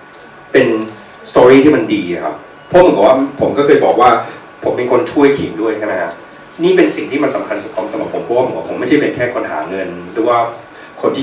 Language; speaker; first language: Thai; early bilingual, heritage; Thai